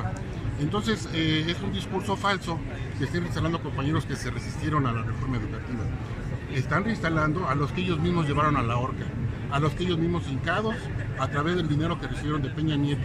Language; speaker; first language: Spanish; native; Spanish